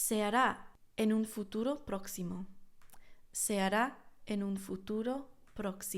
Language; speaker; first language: Spanish; non-native, fluent; English